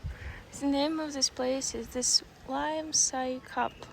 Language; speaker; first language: English; non-native, learner; Russian